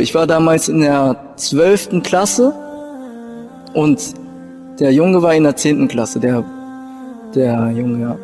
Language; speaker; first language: German; early bilingual, other home language; Japanese